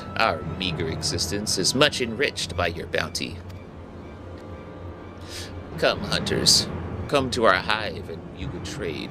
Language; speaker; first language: English; native; English